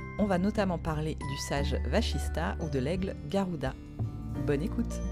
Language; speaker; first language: French; native; French